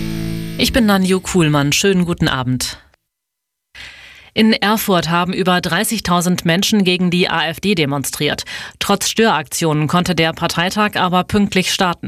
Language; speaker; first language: German; native; German